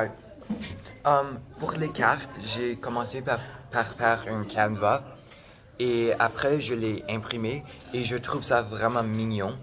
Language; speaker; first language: French; non-native, local second language; English